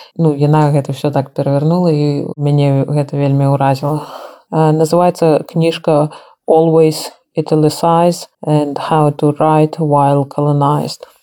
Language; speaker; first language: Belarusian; native; Belarusian